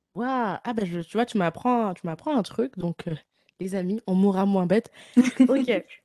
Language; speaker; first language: French; native; French